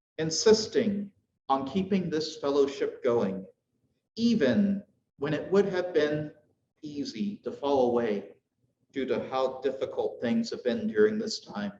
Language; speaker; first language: English; native; English